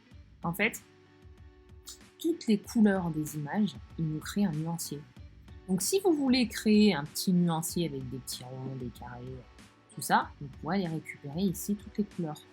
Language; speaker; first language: French; native; French